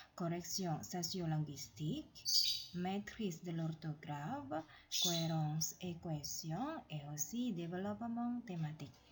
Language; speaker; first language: French; non-native, fluent; Indonesian